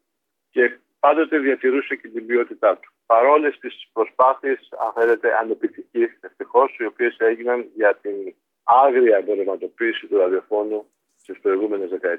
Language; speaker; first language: Greek; native; Greek